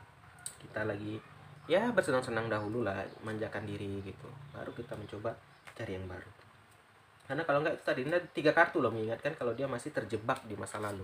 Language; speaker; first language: Indonesian; native; Indonesian